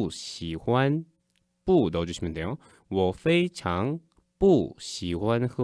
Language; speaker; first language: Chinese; non-native, fluent; Korean